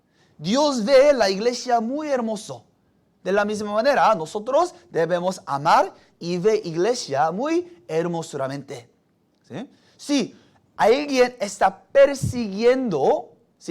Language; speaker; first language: Spanish; non-native, fluent; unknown